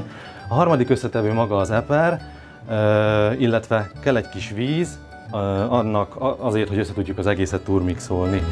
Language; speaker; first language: Hungarian; native; Hungarian